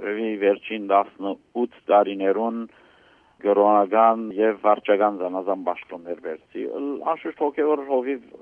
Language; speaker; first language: Armenian; early bilingual, heritage; Armenian